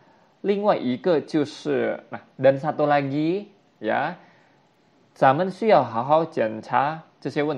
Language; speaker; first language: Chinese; non-native, fluent; Indonesian